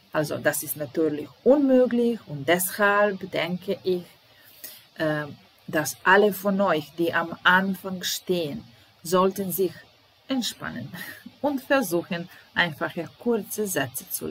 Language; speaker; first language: German; non-native, fluent; Serbian